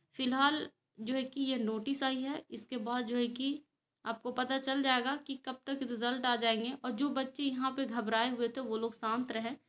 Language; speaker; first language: Hindi; native; Hindi